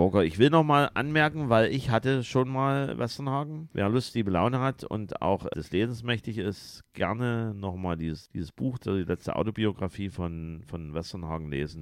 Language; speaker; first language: German; native; German